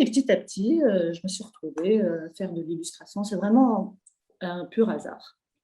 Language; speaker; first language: French; non-native, local second language; Arabic